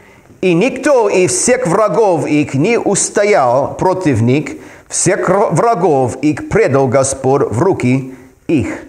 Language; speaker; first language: Russian; non-native, fluent; English